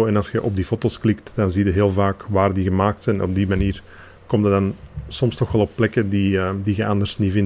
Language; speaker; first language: Dutch; native; Dutch